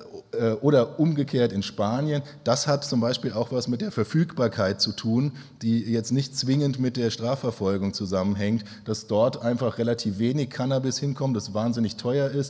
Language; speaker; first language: German; native; German